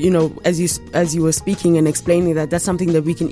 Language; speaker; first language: English; non-native, local second language; Ganda